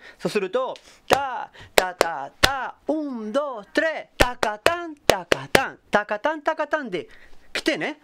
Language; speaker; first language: Japanese; non-native, fluent; Spanish